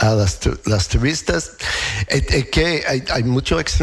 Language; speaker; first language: Spanish; non-native, learner; English